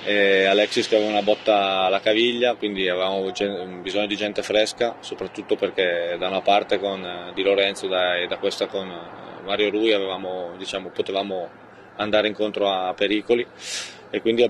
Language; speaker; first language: Italian; native; Italian